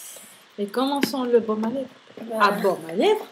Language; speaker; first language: French; non-native, fluent; Spanish